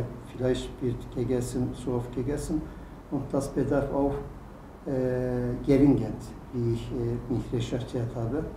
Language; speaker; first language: German; non-native, learner; Turkish